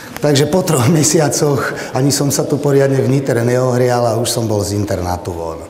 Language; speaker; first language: Slovak; native; Slovak